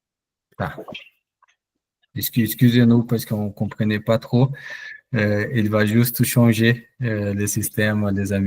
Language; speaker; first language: French; non-native, fluent; Portuguese